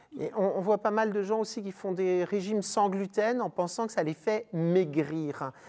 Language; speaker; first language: French; native; French